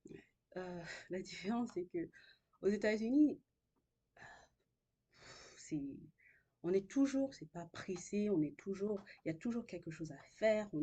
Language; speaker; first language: French; non-native, local second language; Haitian Creole